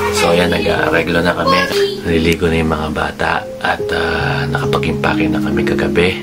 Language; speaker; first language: Filipino; native; Filipino